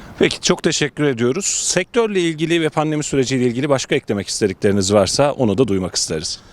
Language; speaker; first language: Turkish; native; Turkish